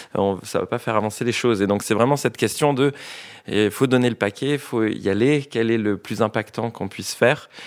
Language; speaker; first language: French; native; French